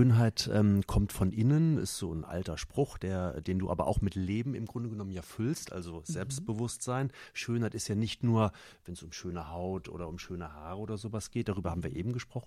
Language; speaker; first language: German; native; German